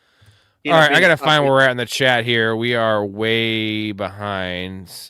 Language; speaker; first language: English; native; English